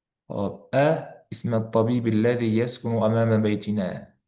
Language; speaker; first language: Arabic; non-native, fluent; Uzbek